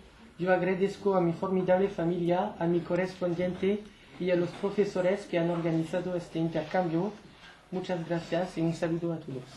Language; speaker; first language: Spanish; non-native, learner; French